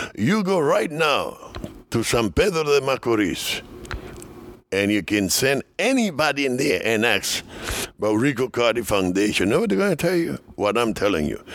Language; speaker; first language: English; non-native, fluent; Spanish